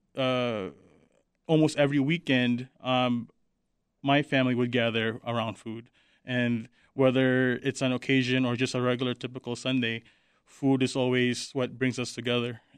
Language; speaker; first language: English; non-native, local second language; Filipino